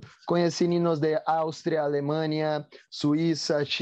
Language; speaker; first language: Spanish; non-native, learner; Portuguese